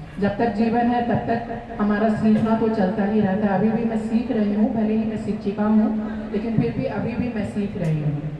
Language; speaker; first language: Hindi; native; Hindi